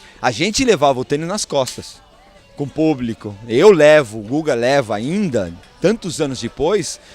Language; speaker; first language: Portuguese; early bilingual, other home language; Spanish